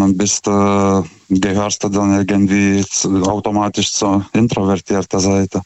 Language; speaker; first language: German; non-native, fluent; Lithuanian